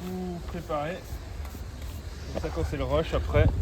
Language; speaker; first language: French; native; French